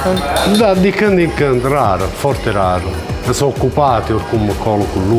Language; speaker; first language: Romanian; non-native, learner; Italian